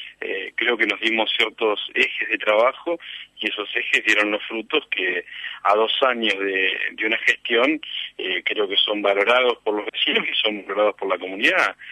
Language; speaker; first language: Spanish; native; Spanish